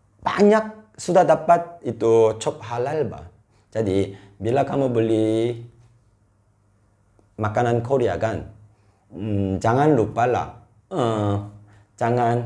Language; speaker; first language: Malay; non-native, fluent; Korean